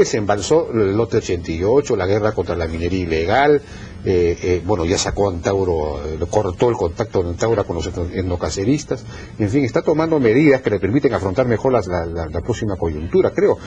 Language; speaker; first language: Spanish; native; Spanish